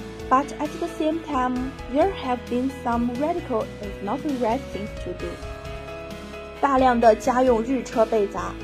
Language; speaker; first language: English; non-native, learner; Chinese